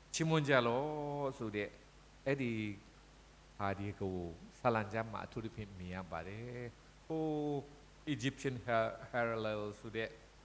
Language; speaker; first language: Burmese; non-native, local second language; Kachin